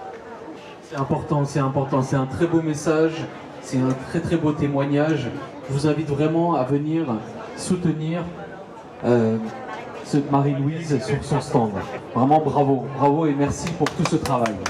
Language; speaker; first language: French; native; French